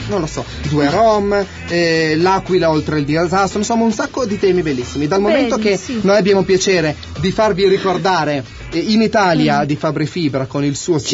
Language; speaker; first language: Italian; native; Italian